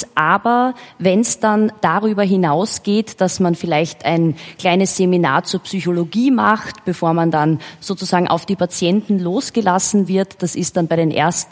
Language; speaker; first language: German; native; German